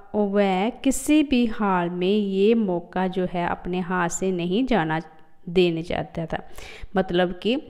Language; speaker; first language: Hindi; non-native, local second language; Punjabi